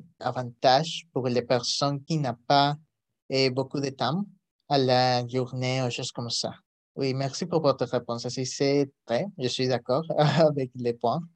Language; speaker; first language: French; non-native, learner; Spanish